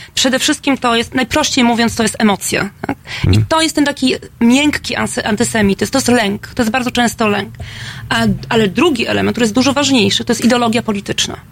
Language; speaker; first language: Polish; native; Polish